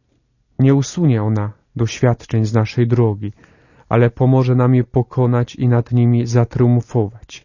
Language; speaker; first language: Polish; native; Polish